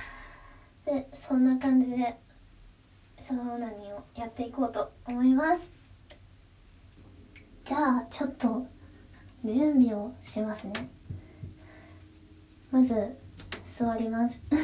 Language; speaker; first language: Japanese; native; Japanese